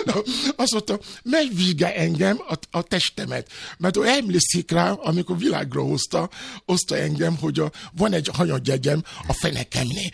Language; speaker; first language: Hungarian; non-native, fluent; Yoruba